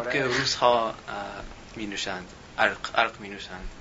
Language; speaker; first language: Persian; non-native, learner; English